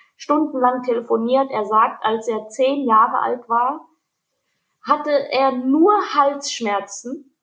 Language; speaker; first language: German; early bilingual, other home language; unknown